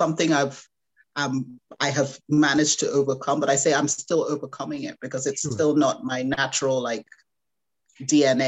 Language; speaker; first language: English; non-native, local second language; Igbo